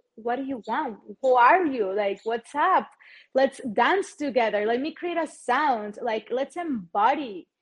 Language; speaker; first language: English; non-native, fluent; Spanish